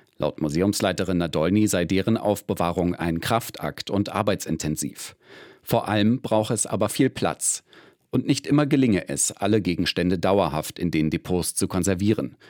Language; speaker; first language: German; native; German